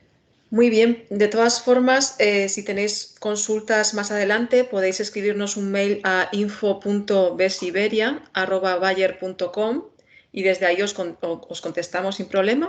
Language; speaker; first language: Spanish; native; Spanish